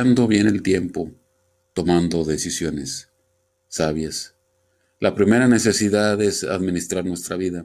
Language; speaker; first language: Spanish; native; Spanish